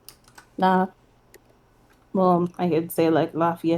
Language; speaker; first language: Spanish; non-native, learner; English